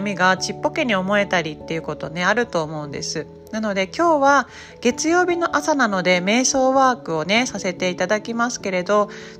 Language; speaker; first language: Japanese; native; Japanese